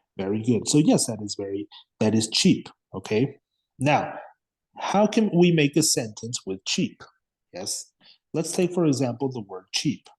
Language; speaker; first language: English; non-native, fluent; Spanish